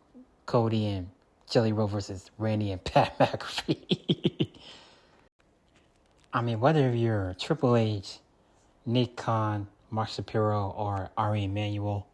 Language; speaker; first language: English; native; English